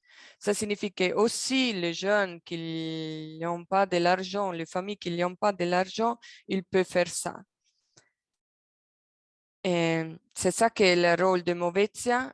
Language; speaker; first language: French; non-native, local second language; Italian